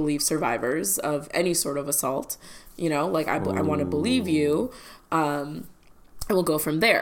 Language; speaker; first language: English; early bilingual, other home language; Malayalam